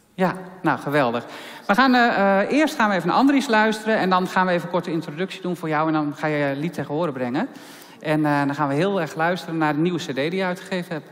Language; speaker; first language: Dutch; native; Dutch